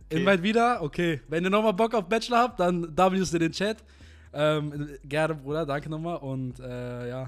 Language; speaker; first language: German; native; German